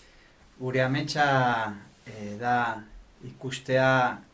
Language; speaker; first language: Basque; non-native, fluent; Spanish